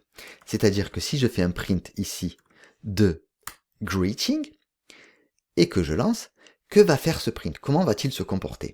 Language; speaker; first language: French; native; French